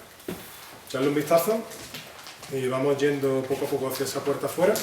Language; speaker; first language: Spanish; native; Spanish